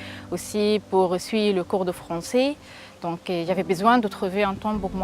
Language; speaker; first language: French; non-native, learner; Arabic